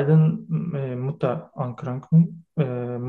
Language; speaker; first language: German; non-native, learner; Turkish